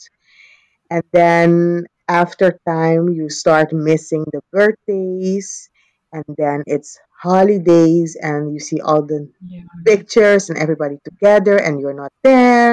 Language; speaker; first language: English; non-native, fluent; Papiamento